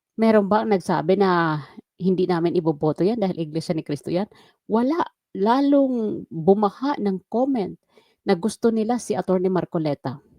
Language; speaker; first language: Filipino; non-native, local second language; Waray